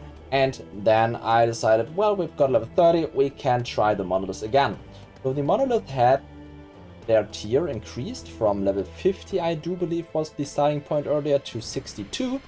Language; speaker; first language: English; non-native, fluent; German